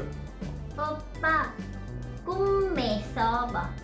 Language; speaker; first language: Korean; non-native, learner; Thai